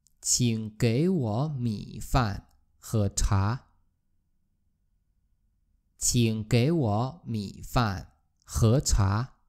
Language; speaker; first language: Chinese; non-native, fluent; Polish